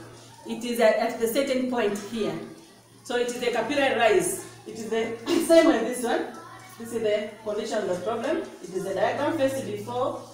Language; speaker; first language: English; non-native, local second language; Swahili